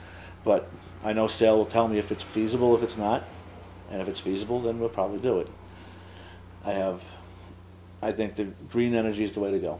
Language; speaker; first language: English; native; English